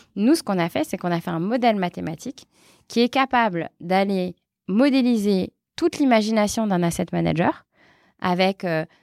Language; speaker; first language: French; native; French